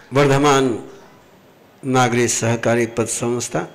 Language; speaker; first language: Hindi; non-native, local second language; Marathi